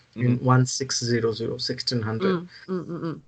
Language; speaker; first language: English; non-native, local second language; Odia